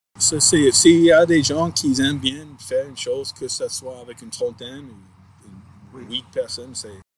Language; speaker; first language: French; non-native, fluent; English